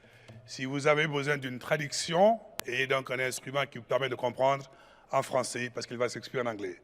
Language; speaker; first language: French; non-native, local second language; Wolof